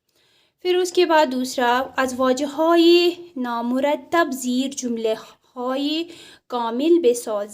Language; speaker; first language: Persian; non-native, fluent; Urdu